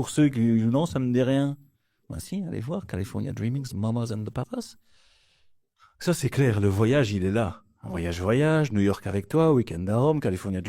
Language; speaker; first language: French; native; French